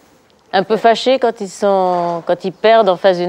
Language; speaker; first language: French; native; French